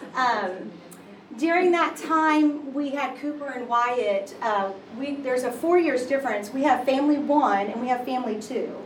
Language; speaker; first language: English; native; English